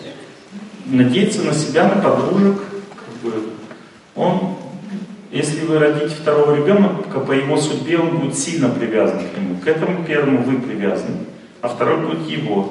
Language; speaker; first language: Russian; native; Russian